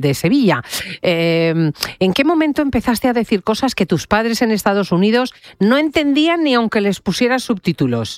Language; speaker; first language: Spanish; native; Spanish